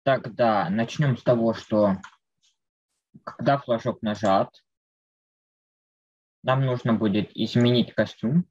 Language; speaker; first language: Russian; native; Russian